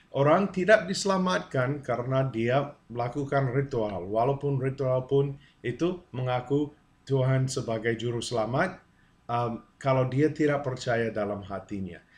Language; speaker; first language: Indonesian; non-native, fluent; English